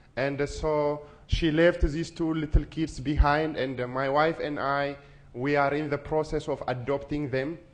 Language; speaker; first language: English; non-native, fluent; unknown